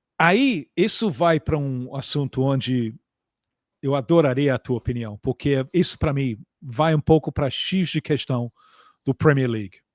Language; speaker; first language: Portuguese; non-native, fluent; English